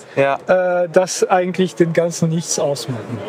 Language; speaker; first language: German; non-native, fluent; French